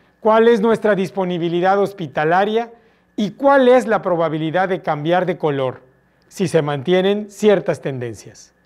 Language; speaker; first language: Spanish; native; Spanish